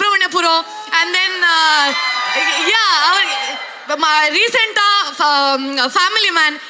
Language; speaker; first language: Tamil; non-native, local second language; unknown